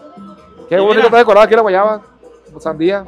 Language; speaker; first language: Spanish; native; Spanish